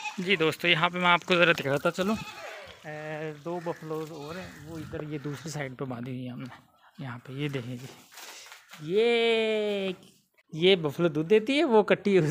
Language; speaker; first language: Hindi; non-native, local second language; Punjabi